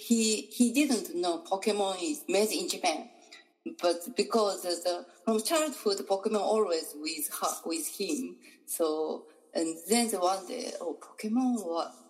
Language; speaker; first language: English; non-native, learner; Japanese